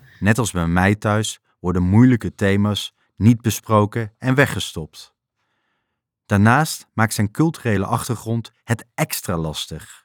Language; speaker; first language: Dutch; native; Dutch